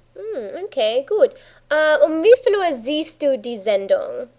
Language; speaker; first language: German; non-native, fluent; English